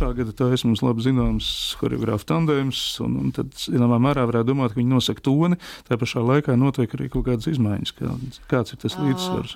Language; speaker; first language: Latvian; native; Latvian